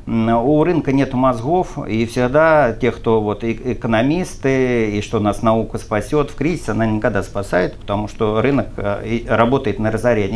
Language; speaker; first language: Russian; native; Russian